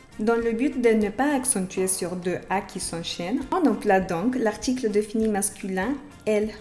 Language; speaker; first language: French; non-native, fluent; Spanish